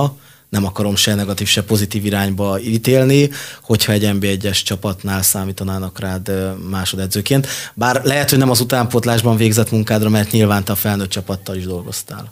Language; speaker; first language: Hungarian; native; Hungarian